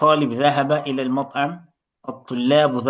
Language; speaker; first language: Arabic; non-native, fluent; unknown